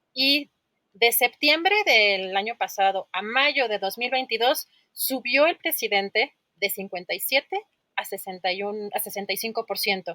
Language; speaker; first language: Spanish; native; Spanish